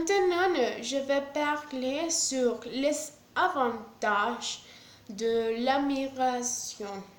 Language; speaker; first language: French; non-native, learner; Spanish